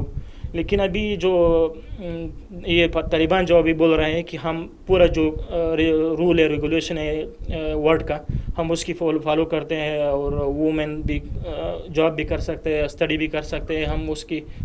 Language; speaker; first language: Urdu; non-native, fluent; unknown